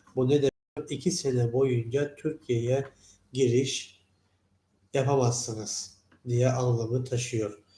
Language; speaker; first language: Turkish; non-native, fluent; Turkmen